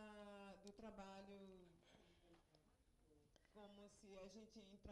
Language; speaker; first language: Portuguese; non-native, local second language; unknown